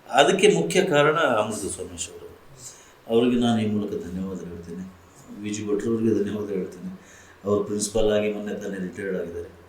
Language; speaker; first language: Kannada; non-native, local second language; Tulu